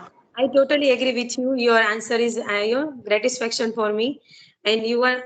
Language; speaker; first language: English; non-native, learner; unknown